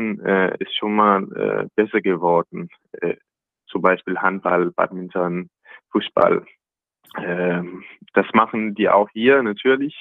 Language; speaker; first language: German; non-native, learner; Danish